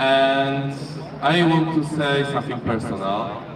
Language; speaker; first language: English; non-native, fluent; Polish